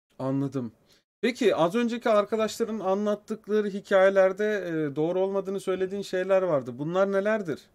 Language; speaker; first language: Turkish; native; Turkish